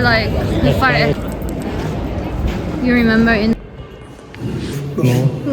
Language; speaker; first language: English; non-native, learner; Korean